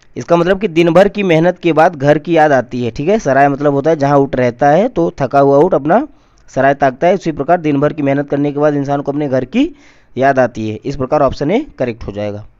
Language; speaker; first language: Hindi; native; Hindi